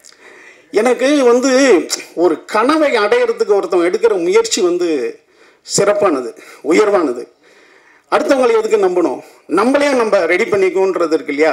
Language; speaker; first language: Tamil; native; Tamil